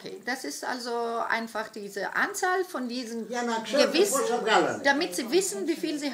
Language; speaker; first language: German; non-native, fluent; Greek